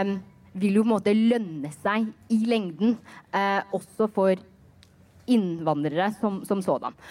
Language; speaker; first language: Norwegian; early bilingual, other home language; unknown